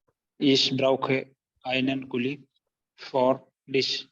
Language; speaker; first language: German; non-native, learner; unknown